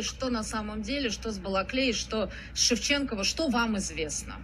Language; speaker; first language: Russian; native; Russian